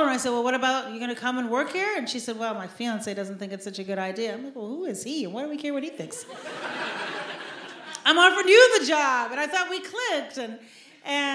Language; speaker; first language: English; native; English